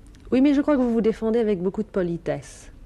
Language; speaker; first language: French; native; French